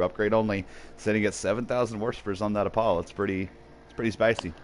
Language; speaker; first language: English; native; English